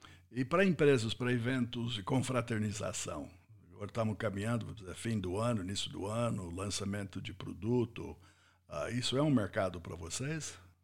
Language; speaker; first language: Portuguese; non-native, fluent; English